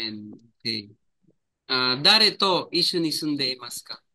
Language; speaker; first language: Japanese; non-native, fluent; Filipino